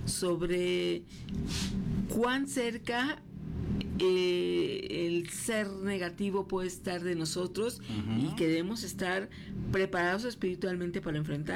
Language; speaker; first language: Spanish; native; Spanish